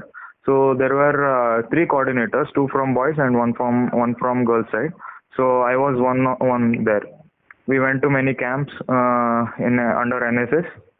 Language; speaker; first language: English; non-native, local second language; Kannada